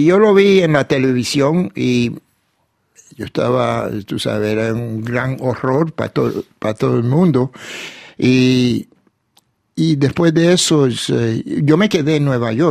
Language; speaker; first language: Spanish; early bilingual, heritage; Spanish